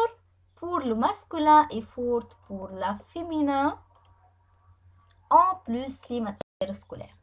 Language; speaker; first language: French; non-native, fluent; Arabic